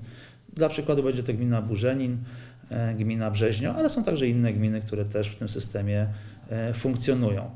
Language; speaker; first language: Polish; native; Polish